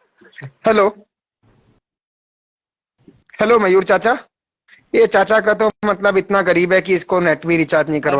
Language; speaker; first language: Hindi; native; Hindi